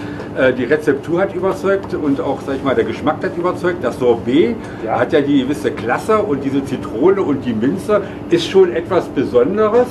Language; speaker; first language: German; native; German